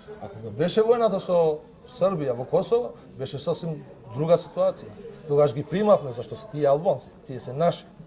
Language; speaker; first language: Macedonian; non-native, local second language; Albanian